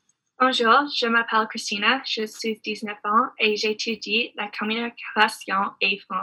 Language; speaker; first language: French; non-native, learner; English